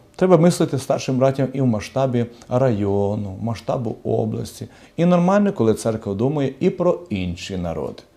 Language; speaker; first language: Ukrainian; native; Ukrainian